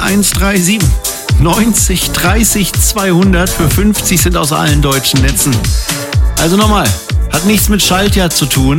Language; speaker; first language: German; native; German